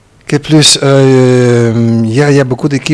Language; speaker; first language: French; non-native, learner; Dutch